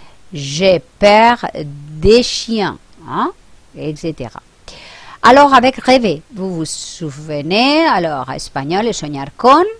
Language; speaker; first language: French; non-native, fluent; Spanish